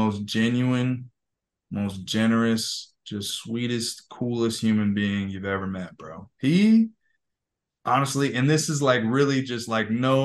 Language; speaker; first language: English; native; English